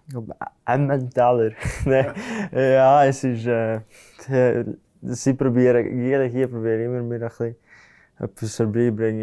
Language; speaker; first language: German; non-native, fluent; Latvian